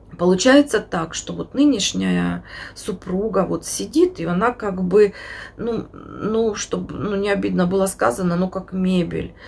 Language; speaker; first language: Russian; native; Russian